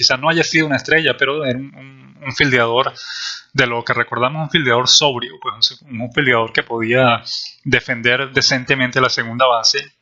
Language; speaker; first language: Spanish; native; Spanish